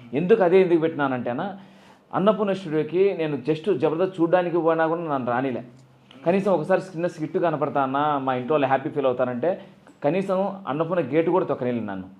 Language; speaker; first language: Telugu; native; Telugu